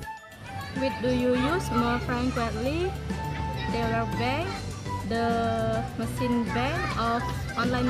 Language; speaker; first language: English; non-native, learner; Indonesian